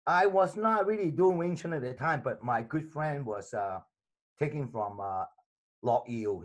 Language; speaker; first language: English; non-native, local second language; Cantonese